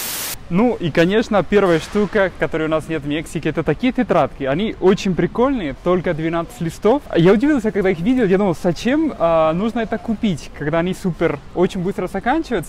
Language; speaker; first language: Russian; non-native, fluent; Spanish